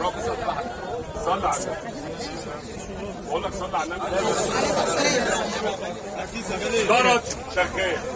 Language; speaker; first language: Arabic; native; Arabic